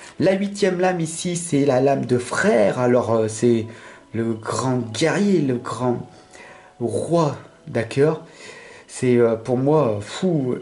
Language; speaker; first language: French; native; French